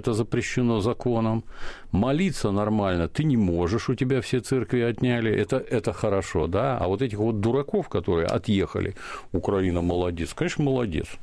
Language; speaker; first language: Russian; native; Russian